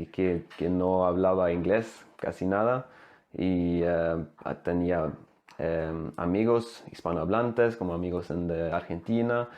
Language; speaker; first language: Spanish; non-native, fluent; Swedish